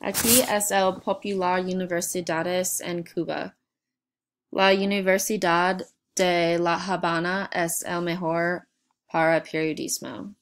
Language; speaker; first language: Spanish; non-native, learner; English